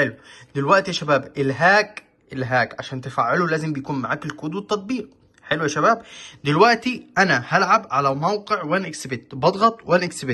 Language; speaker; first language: Arabic; native; Arabic